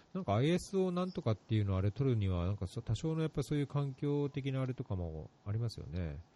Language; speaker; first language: Japanese; native; Japanese